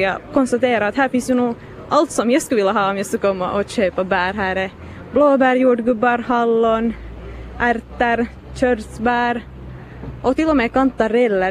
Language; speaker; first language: Swedish; native; Swedish